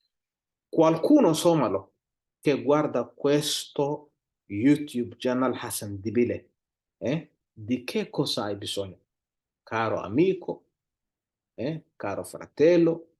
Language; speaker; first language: Italian; non-native, learner; Somali